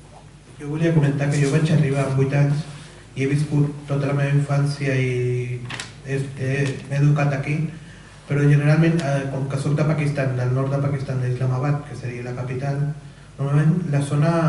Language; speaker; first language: Catalan; early bilingual, other home language; Urdu